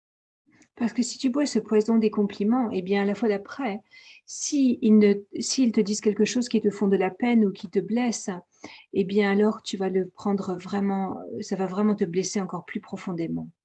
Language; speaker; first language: French; native; French